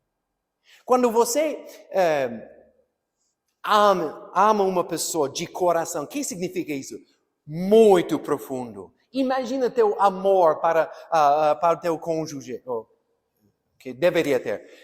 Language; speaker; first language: Portuguese; non-native, fluent; English